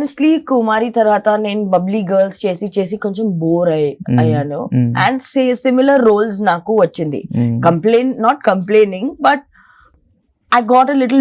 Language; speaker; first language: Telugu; non-native, learner; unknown